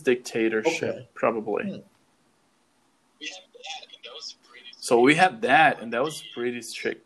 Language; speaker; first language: English; non-native, fluent; Portuguese